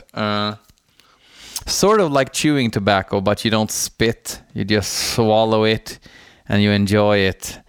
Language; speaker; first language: English; non-native, fluent; Swedish